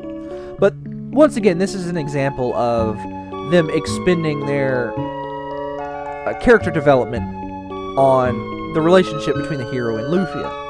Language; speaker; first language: English; native; English